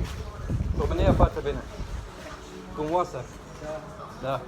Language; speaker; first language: Romanian; non-native, learner; Bulgarian